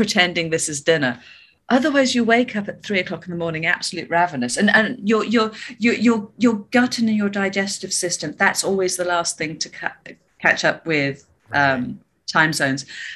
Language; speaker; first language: English; native; English